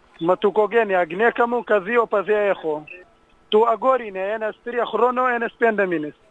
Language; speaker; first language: Greek; non-native, learner; Kurdish